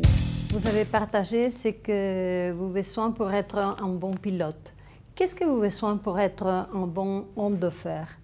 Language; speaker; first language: French; non-native, learner; Spanish